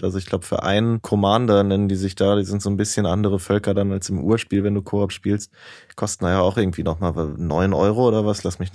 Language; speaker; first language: German; native; German